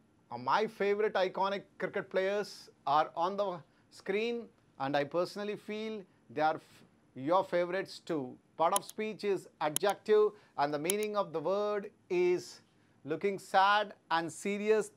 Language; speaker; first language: English; non-native, local second language; Telugu